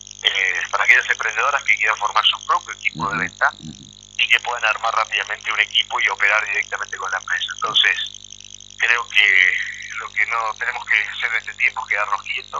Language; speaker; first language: Spanish; native; Spanish